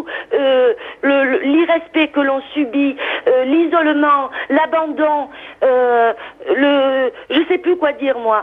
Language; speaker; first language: French; native; French